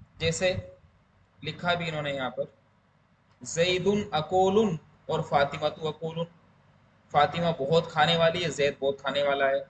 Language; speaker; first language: Urdu; native; Urdu